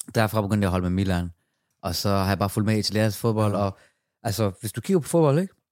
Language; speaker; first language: Danish; early bilingual, other home language; Persian